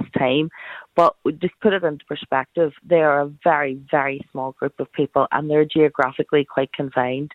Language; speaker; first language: English; native; English